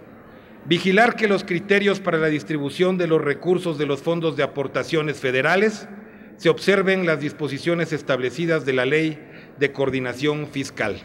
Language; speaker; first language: Spanish; native; Spanish